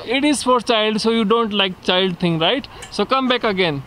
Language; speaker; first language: English; non-native, learner; Hindi